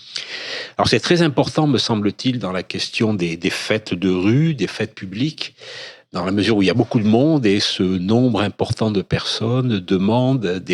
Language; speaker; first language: French; native; French